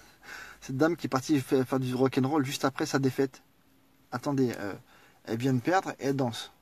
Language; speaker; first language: French; native; French